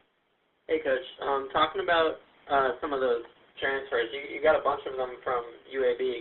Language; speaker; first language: English; native; English